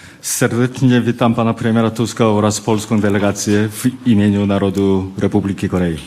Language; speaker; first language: Polish; non-native, fluent; Korean